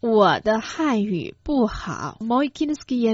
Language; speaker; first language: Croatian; non-native, fluent; Chinese